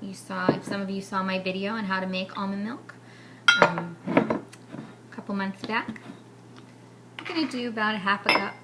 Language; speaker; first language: English; native; English